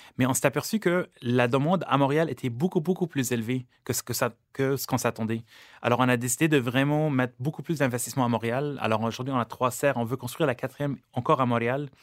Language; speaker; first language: French; non-native, local second language; Arabic